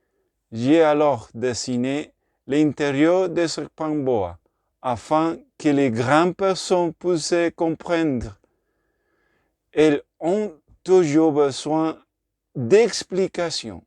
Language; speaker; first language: French; non-native, learner; Spanish